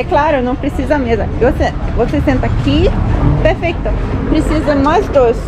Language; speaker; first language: Portuguese; early bilingual, heritage; Portuguese